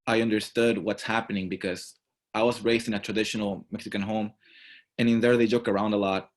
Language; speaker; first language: English; non-native, fluent; Spanish